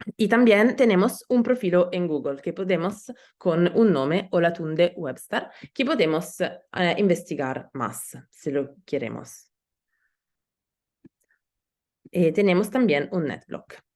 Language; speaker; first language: Spanish; non-native, learner; Italian